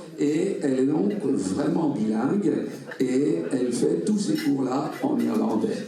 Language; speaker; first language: French; non-native, fluent; Dutch